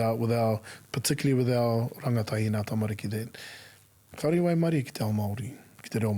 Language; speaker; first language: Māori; non-native, local second language; English